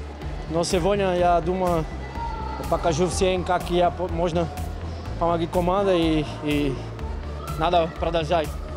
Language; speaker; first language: Russian; non-native, learner; Portuguese